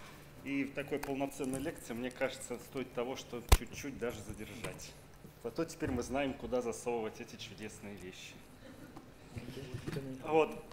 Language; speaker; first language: Russian; native; Russian